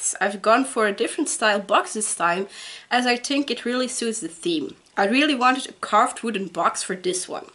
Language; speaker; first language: English; non-native, fluent; Dutch